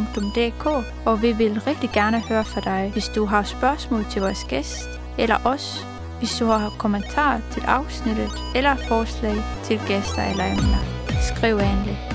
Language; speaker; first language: Danish; non-native, fluent; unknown